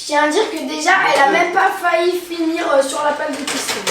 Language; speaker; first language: French; native; French